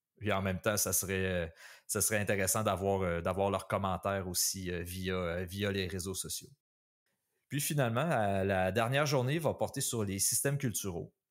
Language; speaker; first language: French; native; French